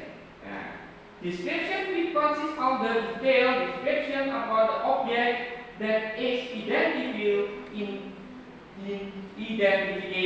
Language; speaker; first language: English; non-native, learner; Indonesian